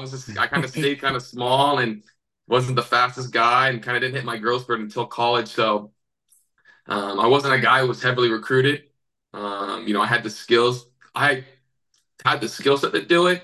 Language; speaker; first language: English; native; English